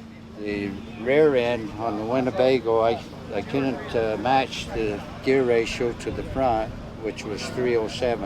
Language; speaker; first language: English; native; English